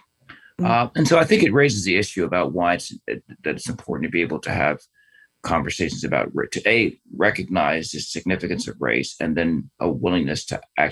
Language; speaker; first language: English; native; English